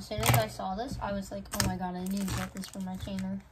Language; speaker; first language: English; native; English